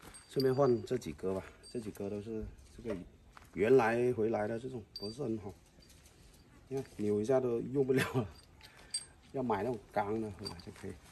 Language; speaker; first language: Chinese; native; Chinese